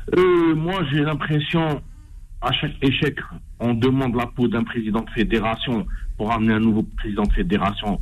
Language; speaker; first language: French; non-native, local second language; Arabic